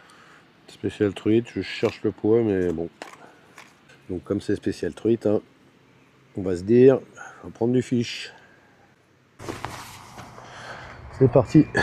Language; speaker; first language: French; native; French